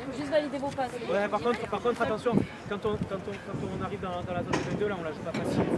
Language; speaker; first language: French; native; French